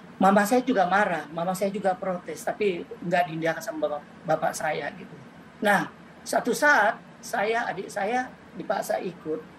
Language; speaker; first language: Indonesian; native; Indonesian